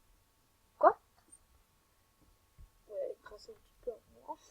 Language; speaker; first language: French; native; French